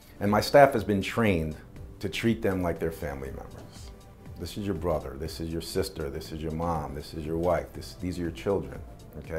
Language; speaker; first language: English; native; English